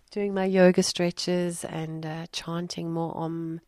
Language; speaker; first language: English; native; English